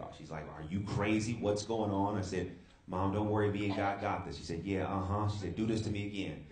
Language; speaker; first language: English; native; English